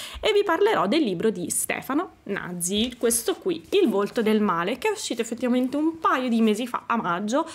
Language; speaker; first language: Italian; native; Italian